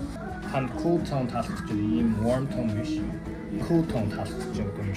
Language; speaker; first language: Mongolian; non-native, learner; Korean